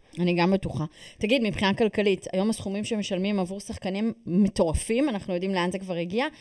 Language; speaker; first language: Hebrew; native; Hebrew